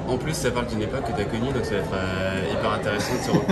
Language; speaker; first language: French; native; French